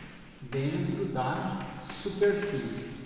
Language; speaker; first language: Portuguese; native; Portuguese